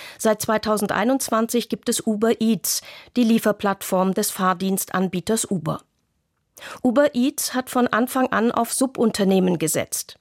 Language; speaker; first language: German; native; German